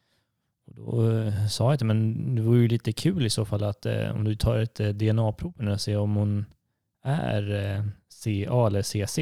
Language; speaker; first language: Swedish; native; Swedish